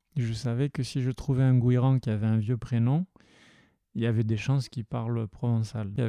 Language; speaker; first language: French; early bilingual, heritage; French